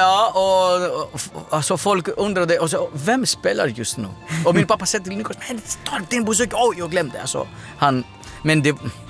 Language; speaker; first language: Swedish; non-native, fluent; Greek